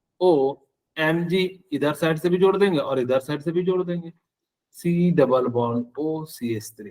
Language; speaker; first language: Hindi; native; Hindi